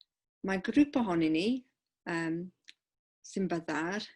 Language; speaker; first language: Welsh; non-native, local second language; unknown